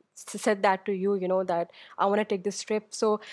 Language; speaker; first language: English; non-native, local second language; Urdu